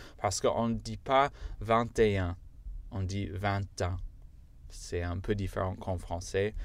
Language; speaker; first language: French; non-native, fluent; English